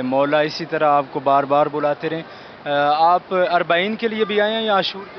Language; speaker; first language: Urdu; native; Urdu